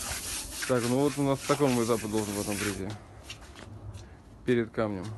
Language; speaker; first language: Russian; native; Russian